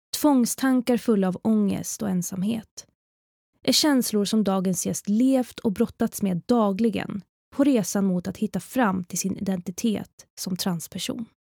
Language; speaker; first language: Swedish; native; Swedish